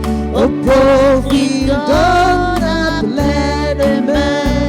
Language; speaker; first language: French; non-native, local second language; Haitian Creole